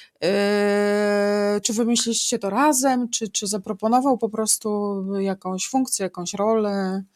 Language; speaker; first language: Polish; native; Polish